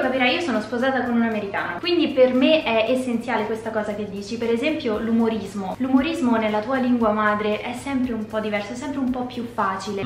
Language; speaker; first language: Italian; native; Italian